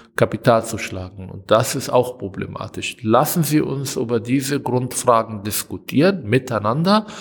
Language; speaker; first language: German; non-native, fluent; Hebrew